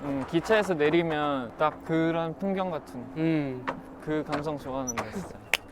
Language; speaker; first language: Korean; native; Korean